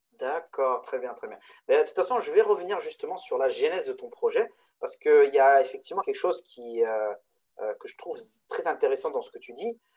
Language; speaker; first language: French; non-native, local second language; Arabic